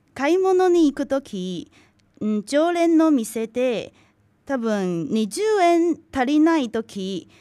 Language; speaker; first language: Japanese; non-native, fluent; Chinese